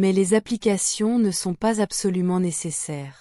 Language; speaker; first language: French; non-native, fluent; Portuguese